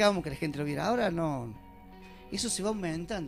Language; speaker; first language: Spanish; native; Spanish